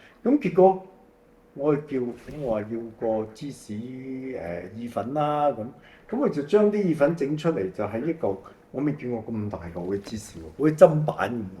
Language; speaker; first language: Cantonese; native; Cantonese